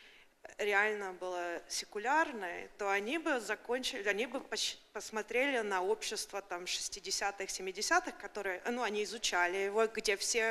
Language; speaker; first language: Russian; early bilingual, heritage; Russian